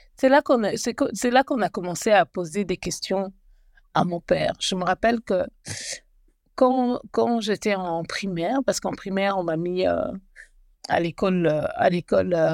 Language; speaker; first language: French; native; French